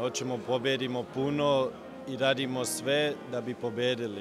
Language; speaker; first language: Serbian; early bilingual, heritage; Serbian